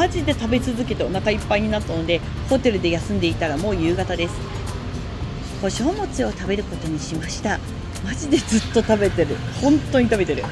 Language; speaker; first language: Japanese; native; Japanese